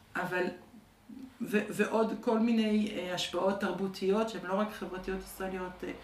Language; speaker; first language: Hebrew; early bilingual, other home language; French